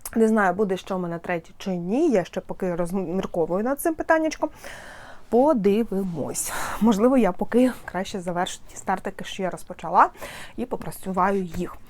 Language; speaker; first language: Ukrainian; non-native, local second language; Russian